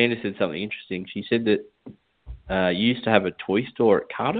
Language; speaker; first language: English; native; English